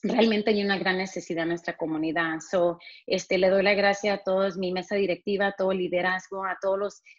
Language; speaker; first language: Spanish; early bilingual, heritage; Spanish